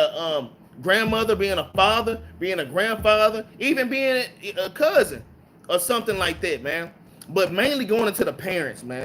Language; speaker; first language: English; native; English